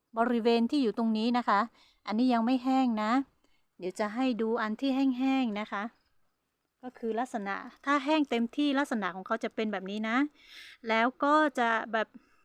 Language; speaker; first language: Thai; non-native, local second language; Hmong